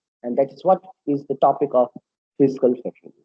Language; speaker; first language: English; non-native, local second language; Bangla